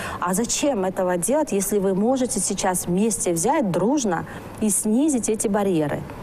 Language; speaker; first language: Russian; non-native, local second language; Kyrgyz